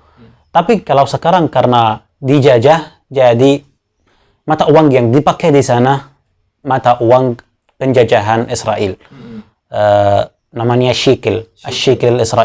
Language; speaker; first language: Indonesian; non-native, fluent; Arabic